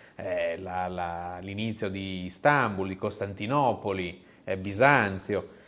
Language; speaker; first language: Italian; native; Italian